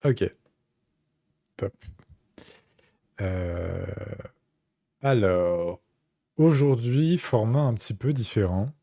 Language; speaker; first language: French; native; French